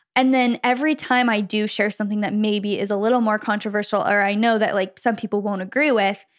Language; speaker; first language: English; native; English